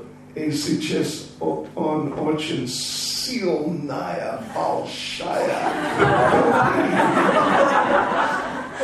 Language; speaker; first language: Russian; non-native, learner; English